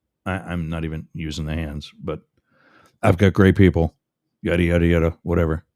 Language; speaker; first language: English; native; English